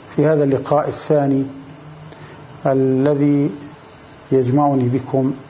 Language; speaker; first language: Arabic; native; Arabic